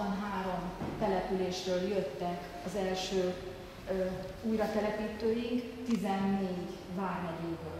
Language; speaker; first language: Hungarian; native; Hungarian